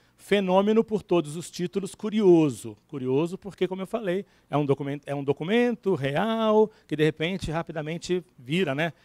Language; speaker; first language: Portuguese; native; Portuguese